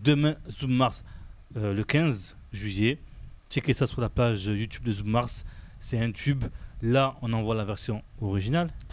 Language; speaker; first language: French; native; French